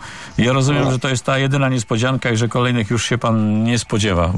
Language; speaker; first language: Polish; native; Polish